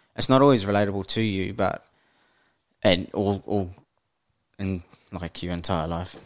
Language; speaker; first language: English; native; English